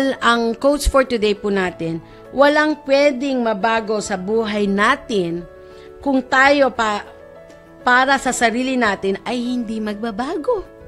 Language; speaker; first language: Filipino; native; Filipino